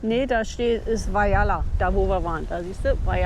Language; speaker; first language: German; native; German